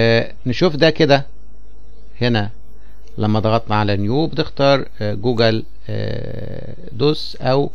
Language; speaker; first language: Arabic; native; Arabic